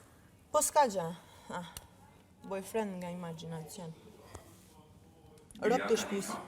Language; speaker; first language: Albanian; early bilingual, heritage; Italian